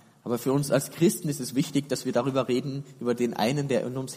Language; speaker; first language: German; native; German